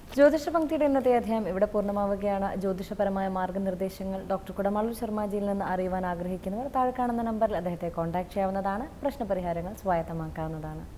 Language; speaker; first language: Malayalam; native; Malayalam